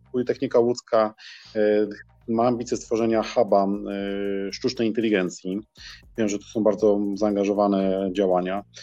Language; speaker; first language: Polish; native; Polish